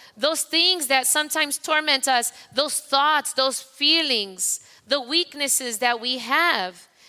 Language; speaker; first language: English; non-native, fluent; Spanish